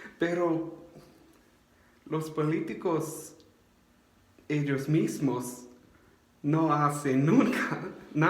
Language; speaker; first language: Spanish; non-native, learner; English